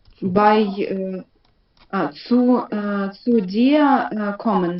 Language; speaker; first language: German; non-native, learner; Ukrainian